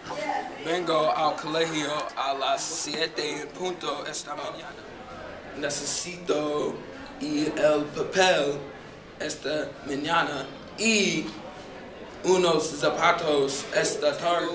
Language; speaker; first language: Spanish; non-native, learner; English